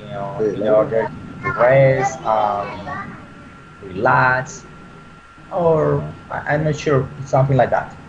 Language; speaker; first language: English; non-native, learner; Spanish